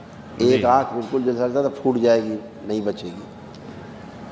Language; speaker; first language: Hindi; native; Hindi